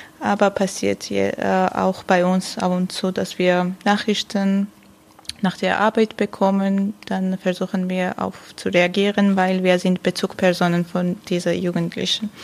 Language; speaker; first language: German; non-native, fluent; Arabic